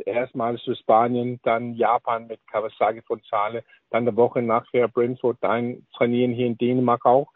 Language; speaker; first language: German; non-native, learner; Danish